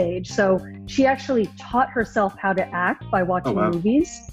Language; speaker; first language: English; native; English